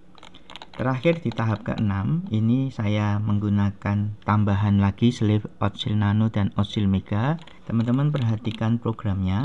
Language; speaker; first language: Indonesian; native; Indonesian